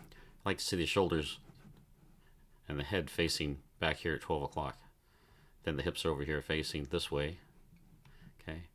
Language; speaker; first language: English; native; English